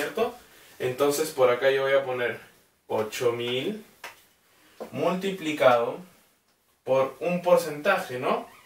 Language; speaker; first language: Spanish; native; Spanish